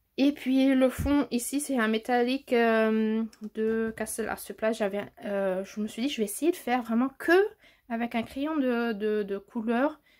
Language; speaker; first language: French; native; French